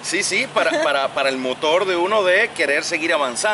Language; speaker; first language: Spanish; native; Spanish